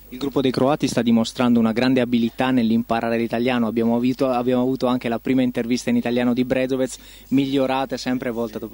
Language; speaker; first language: Italian; native; Italian